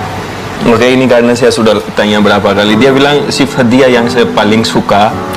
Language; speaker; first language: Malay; non-native, fluent; Hindi